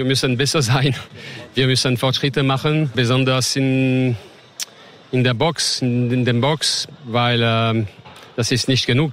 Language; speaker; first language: German; non-native, fluent; French